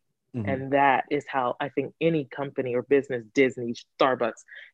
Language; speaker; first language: English; native; English